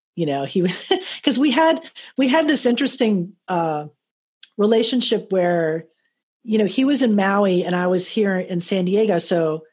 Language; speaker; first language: English; native; English